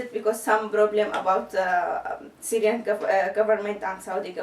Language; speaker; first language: English; non-native, learner; Arabic